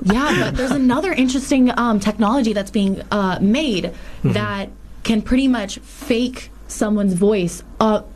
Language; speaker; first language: English; native; English